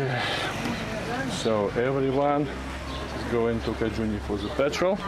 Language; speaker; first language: English; non-native, learner; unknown